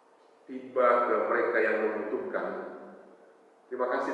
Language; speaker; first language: Indonesian; native; Indonesian